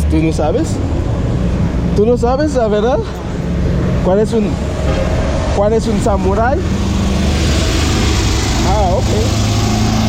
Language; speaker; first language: Spanish; non-native, learner; Haitian Creole